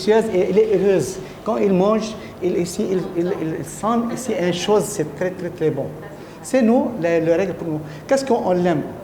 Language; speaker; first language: French; non-native, learner; Arabic